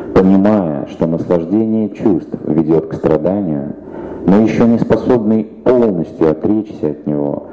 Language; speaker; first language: Russian; native; Russian